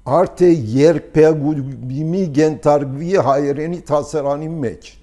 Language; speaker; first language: Armenian; early bilingual, heritage; Armenian